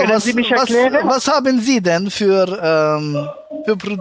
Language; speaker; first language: German; native; German